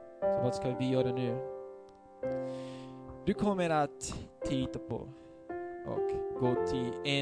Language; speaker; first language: Swedish; non-native, fluent; Portuguese